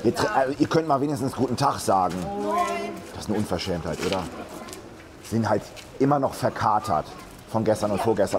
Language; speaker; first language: German; native; German